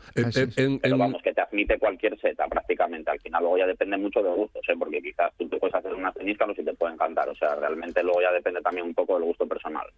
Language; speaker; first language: Spanish; native; Spanish